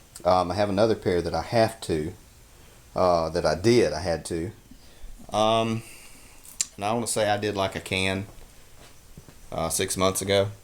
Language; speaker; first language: English; native; English